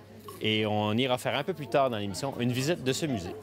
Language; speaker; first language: French; native; French